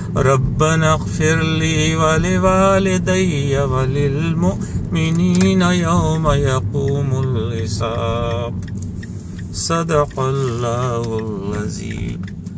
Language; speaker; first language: Urdu; native; Urdu